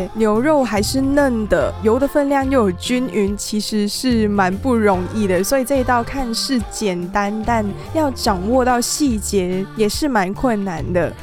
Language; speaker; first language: Chinese; non-native, fluent; Cantonese